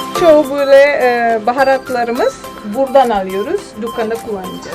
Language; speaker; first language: Turkish; non-native, learner; Indonesian